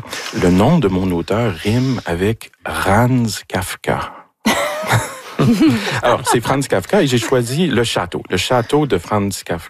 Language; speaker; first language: French; native; French